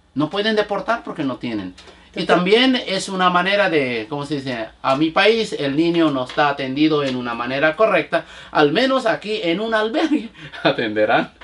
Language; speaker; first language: Spanish; non-native, fluent; Bangla